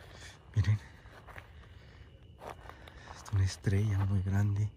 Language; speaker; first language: Spanish; native; Spanish